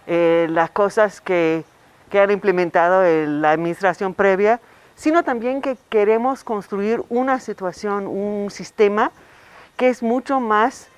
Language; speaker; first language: Spanish; non-native, fluent; English